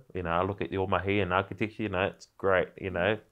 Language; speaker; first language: English; native; English